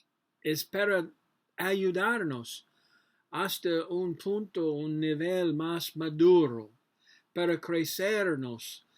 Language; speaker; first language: Spanish; non-native, learner; English